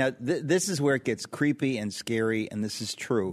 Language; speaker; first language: English; native; English